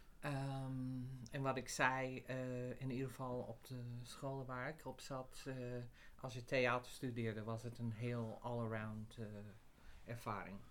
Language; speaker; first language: Dutch; non-native, fluent; English